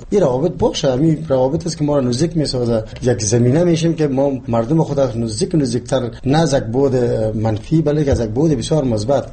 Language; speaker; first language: Persian; native; Persian